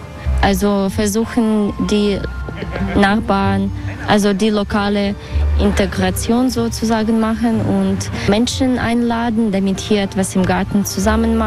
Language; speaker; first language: German; non-native, fluent; Russian